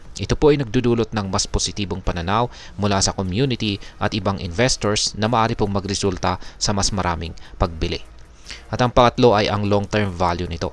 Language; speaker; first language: Filipino; native; Filipino